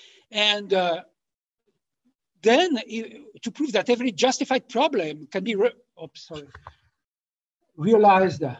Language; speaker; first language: English; non-native, fluent; French